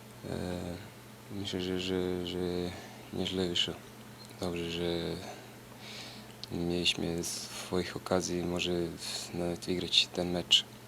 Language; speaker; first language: Polish; non-native, fluent; Serbian